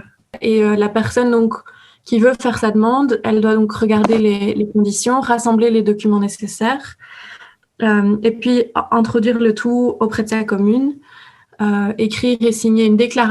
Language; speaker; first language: French; native; French